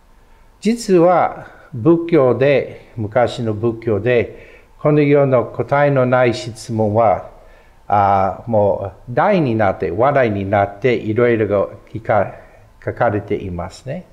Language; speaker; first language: Japanese; non-native, fluent; English